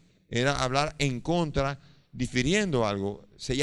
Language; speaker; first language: Spanish; native; Spanish